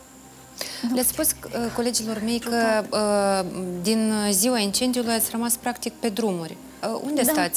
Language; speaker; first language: Romanian; native; Romanian